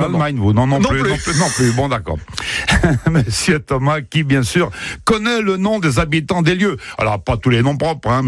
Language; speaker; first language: French; native; French